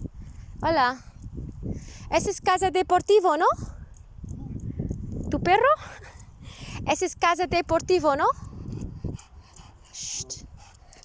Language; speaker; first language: Spanish; non-native, learner; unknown